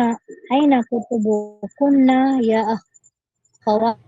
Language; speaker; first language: Arabic; non-native, learner; Filipino